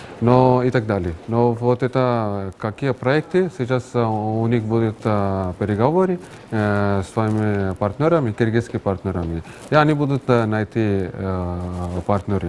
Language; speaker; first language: Russian; non-native, fluent; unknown